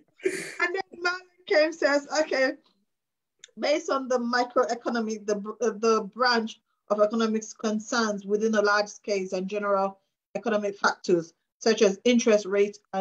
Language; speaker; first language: English; non-native, local second language; Krio